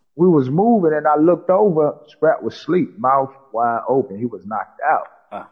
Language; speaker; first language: English; native; English